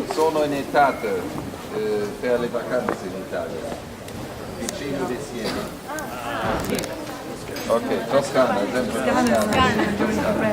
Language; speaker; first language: Italian; non-native, learner; German